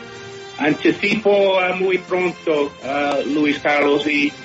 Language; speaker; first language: Spanish; non-native, fluent; English